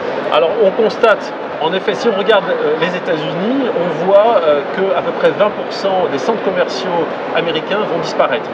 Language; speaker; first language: French; native; French